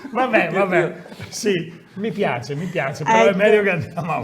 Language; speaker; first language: Italian; native; Italian